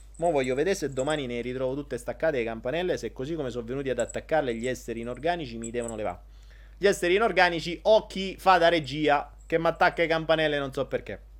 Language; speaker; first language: Italian; native; Italian